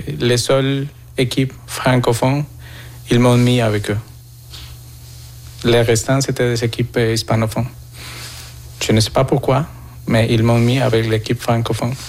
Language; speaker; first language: French; non-native, fluent; Spanish